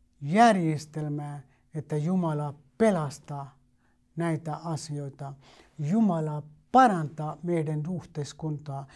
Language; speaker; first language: Finnish; non-native, fluent; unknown